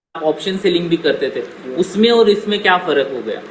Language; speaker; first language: Hindi; non-native, local second language; Marathi